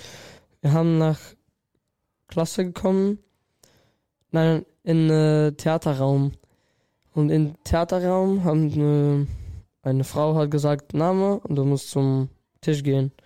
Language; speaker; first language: German; non-native, learner; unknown